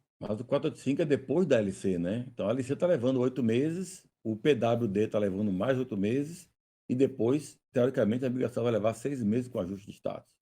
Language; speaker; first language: Portuguese; native; Portuguese